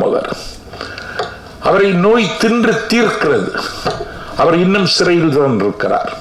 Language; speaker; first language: Tamil; native; Tamil